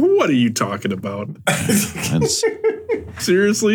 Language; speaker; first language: English; native; English